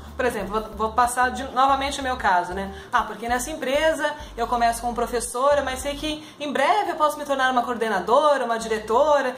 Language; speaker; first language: Portuguese; native; Portuguese